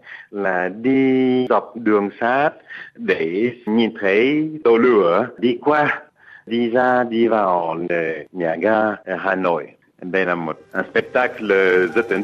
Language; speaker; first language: Vietnamese; non-native, fluent; French